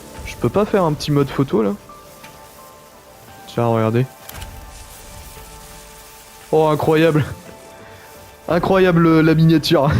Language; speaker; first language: French; native; French